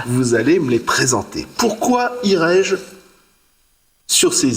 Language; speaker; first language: French; native; French